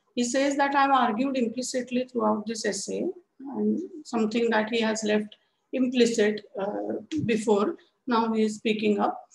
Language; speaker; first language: English; non-native, local second language; Marathi